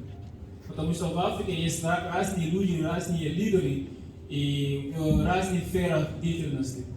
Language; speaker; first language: Russian; non-native, fluent; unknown